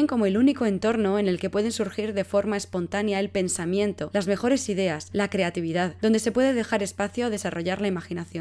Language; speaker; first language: Spanish; native; Spanish